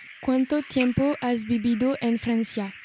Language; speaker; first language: Spanish; non-native, learner; French